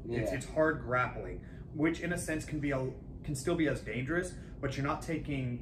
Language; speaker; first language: English; native; English